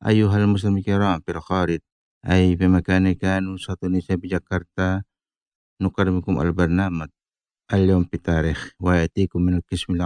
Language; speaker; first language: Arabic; non-native, fluent; Indonesian